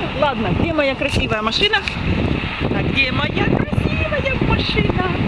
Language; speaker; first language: Russian; native; Russian